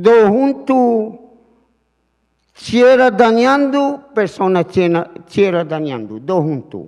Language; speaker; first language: Spanish; non-native, learner; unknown